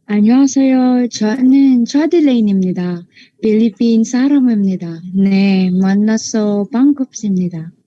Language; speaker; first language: Korean; non-native, learner; Filipino